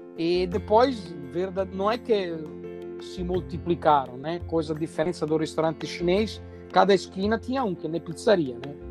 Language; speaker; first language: Portuguese; non-native, fluent; Italian